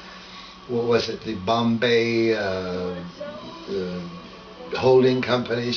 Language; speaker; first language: English; native; English